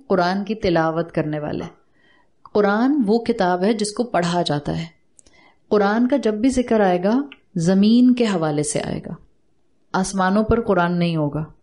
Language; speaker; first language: Urdu; native; Urdu